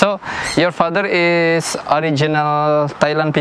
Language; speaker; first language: English; non-native, learner; Indonesian